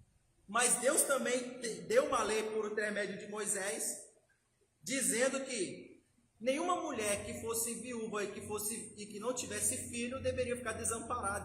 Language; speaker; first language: Portuguese; native; Portuguese